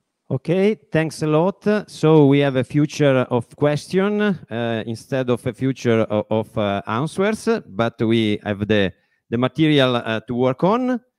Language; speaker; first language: English; non-native, learner; Italian